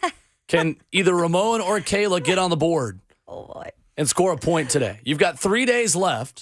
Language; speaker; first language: English; native; English